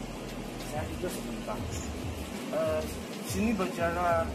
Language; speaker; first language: Indonesian; non-native, learner; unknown